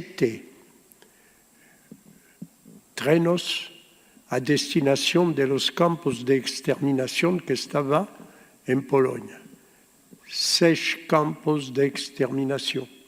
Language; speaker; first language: Spanish; early bilingual, heritage; French